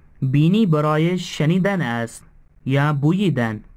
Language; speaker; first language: Persian; non-native, fluent; Urdu